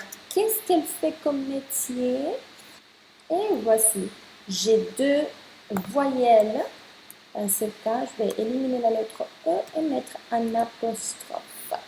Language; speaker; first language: French; non-native, fluent; Spanish